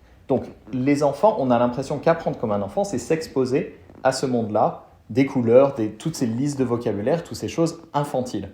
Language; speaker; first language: French; native; French